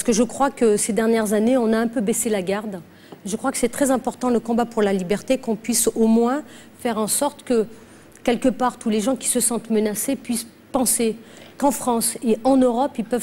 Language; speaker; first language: French; native; French